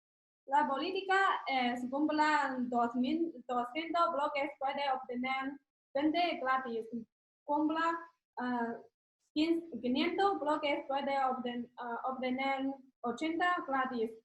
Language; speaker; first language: Spanish; non-native, learner; Chinese